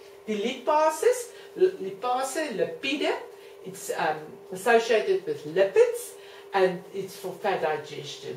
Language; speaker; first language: English; non-native, local second language; Afrikaans